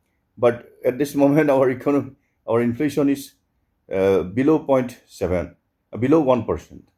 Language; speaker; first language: English; non-native, local second language; Assamese